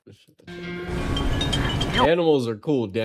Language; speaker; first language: English; native; English